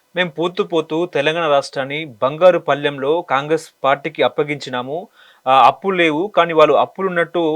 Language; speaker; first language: Telugu; native; Telugu